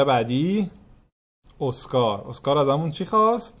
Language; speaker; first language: Persian; native; Persian